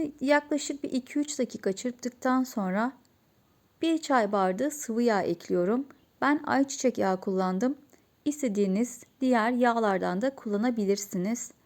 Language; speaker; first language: Turkish; native; Turkish